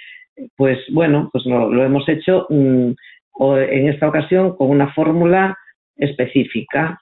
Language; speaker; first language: Spanish; native; Spanish